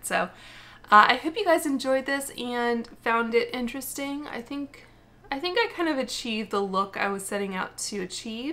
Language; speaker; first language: English; native; English